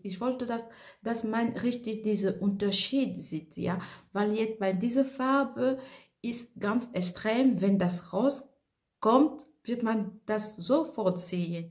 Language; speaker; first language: German; non-native, fluent; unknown